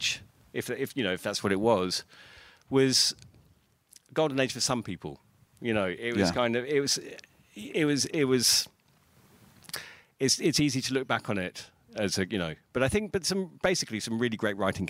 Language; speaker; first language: English; native; English